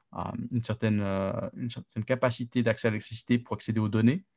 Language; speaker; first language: French; native; French